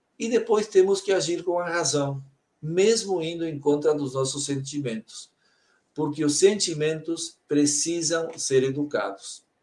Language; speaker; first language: Portuguese; native; Portuguese